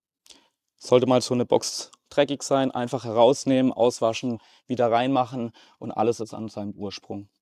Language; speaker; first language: German; native; German